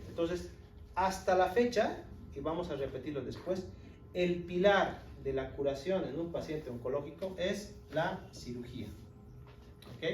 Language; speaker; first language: Spanish; native; Spanish